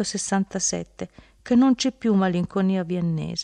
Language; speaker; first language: Italian; native; Italian